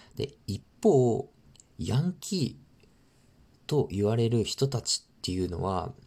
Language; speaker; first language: Japanese; native; Japanese